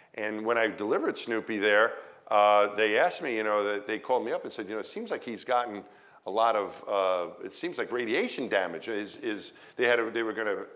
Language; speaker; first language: English; native; English